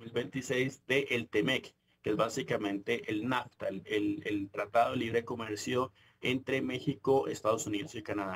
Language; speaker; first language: Spanish; native; Spanish